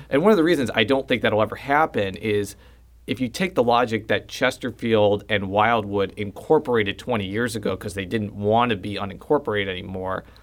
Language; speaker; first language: English; native; English